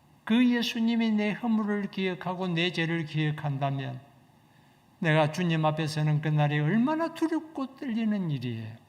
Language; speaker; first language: Korean; native; Korean